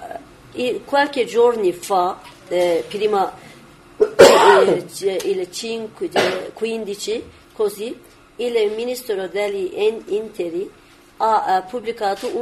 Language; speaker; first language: Italian; non-native, learner; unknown